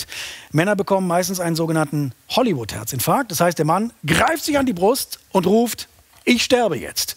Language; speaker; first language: German; native; German